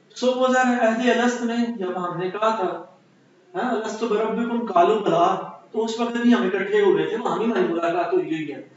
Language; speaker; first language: Urdu; non-native, local second language; Punjabi